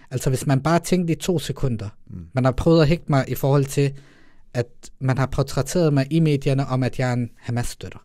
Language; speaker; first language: Danish; early bilingual, other home language; Arabic